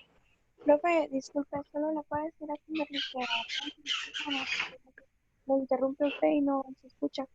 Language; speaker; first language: Spanish; native; Spanish